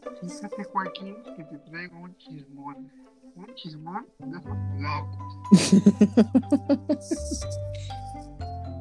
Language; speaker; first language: Spanish; native; Spanish